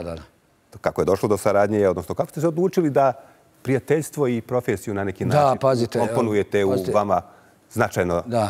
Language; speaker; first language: Bosnian; native; Bosnian